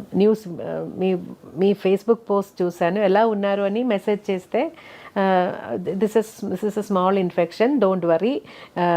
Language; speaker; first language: Telugu; non-native, fluent; Malayalam